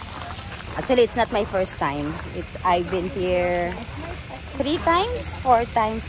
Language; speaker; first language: English; non-native, local second language; Filipino